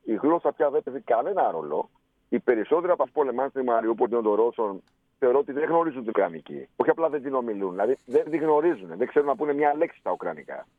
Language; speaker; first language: Greek; native; Greek